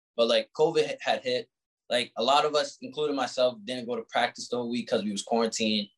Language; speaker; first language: English; native; English